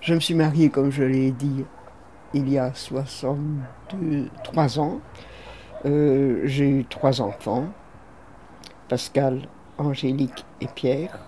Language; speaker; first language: French; native; French